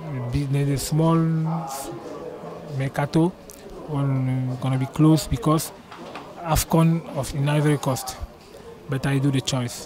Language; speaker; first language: English; non-native, learner; French